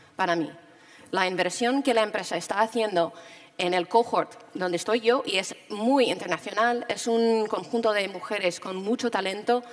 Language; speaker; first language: Spanish; early bilingual, heritage; Spanish